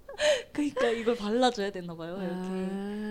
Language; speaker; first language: Korean; non-native, learner; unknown